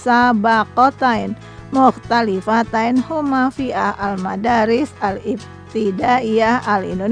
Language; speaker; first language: Arabic; non-native, learner; Indonesian